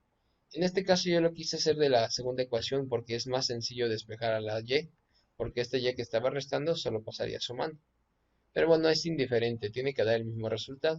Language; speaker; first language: Spanish; native; Spanish